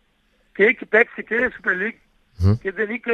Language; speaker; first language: Greek; non-native, learner; Portuguese